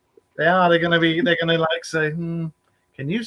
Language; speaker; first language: English; native; English